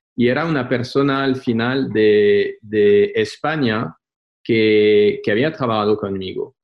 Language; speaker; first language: Spanish; non-native, fluent; French